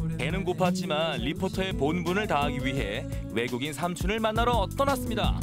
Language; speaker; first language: Korean; native; Korean